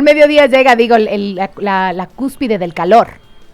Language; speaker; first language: Spanish; native; Spanish